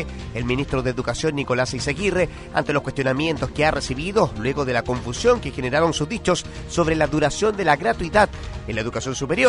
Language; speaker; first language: Spanish; native; Spanish